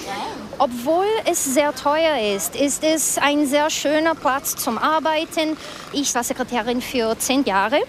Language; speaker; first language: German; early bilingual, other home language; Portuguese